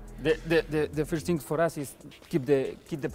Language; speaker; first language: English; non-native, learner; Spanish